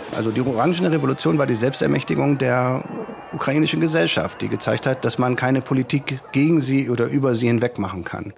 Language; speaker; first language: German; native; German